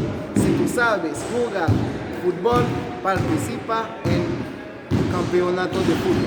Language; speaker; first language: Spanish; non-native, learner; Haitian Creole